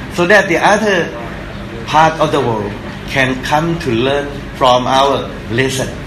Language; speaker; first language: English; non-native, fluent; Thai